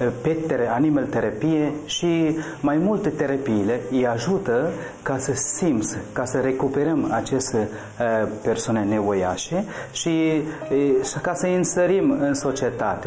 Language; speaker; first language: Romanian; non-native, learner; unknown